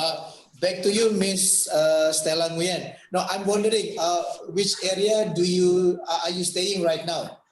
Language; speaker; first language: English; non-native, fluent; Indonesian